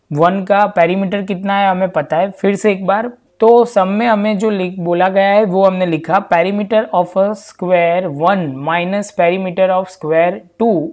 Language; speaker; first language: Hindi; non-native, local second language; Gujarati